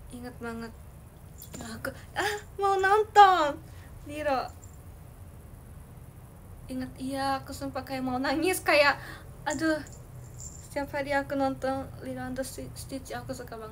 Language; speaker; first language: Indonesian; early bilingual, heritage; Indonesian